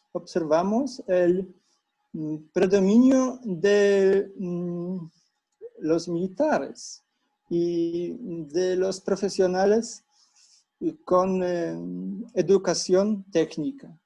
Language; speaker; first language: Spanish; non-native, fluent; Polish